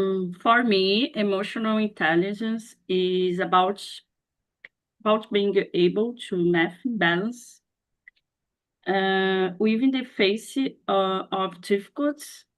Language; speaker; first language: English; non-native, learner; Portuguese